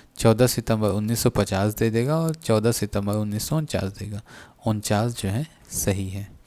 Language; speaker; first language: Hindi; native; Hindi